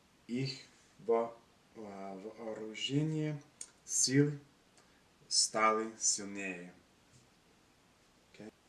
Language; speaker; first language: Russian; non-native, learner; English